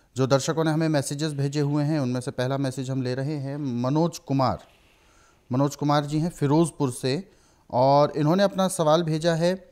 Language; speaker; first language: Hindi; native; Hindi